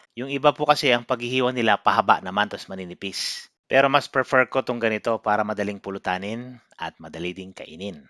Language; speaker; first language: Filipino; non-native, local second language; Iloko